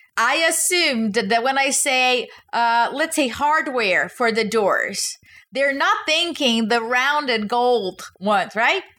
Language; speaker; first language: English; non-native, fluent; Portuguese